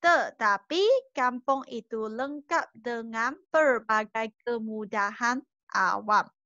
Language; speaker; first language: Malay; non-native, local second language; Chinese